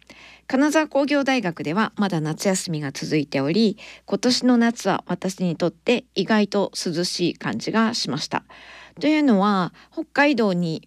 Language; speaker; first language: Japanese; native; Japanese